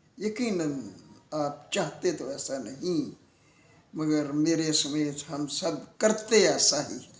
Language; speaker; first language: Urdu; non-native, local second language; Punjabi